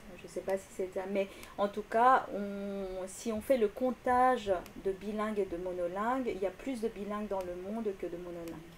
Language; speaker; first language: French; non-native, fluent; Korean